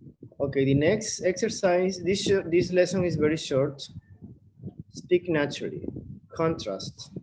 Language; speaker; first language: English; non-native, fluent; Spanish